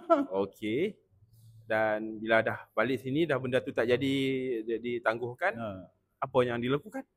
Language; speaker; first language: Malay; native; Malay